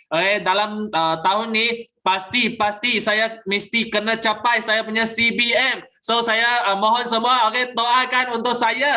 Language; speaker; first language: Malay; native; Malay